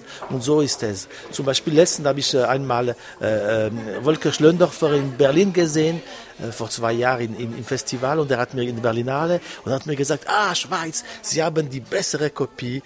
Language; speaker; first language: German; non-native, local second language; French